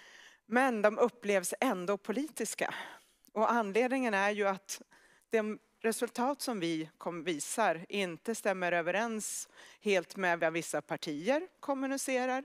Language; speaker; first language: Swedish; native; Swedish